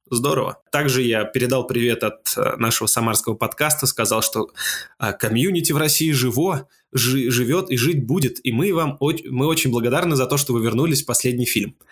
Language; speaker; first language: Russian; native; Russian